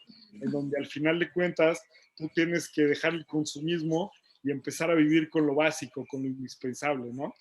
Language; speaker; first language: Spanish; native; Spanish